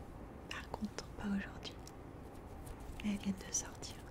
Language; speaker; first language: French; early bilingual, heritage; French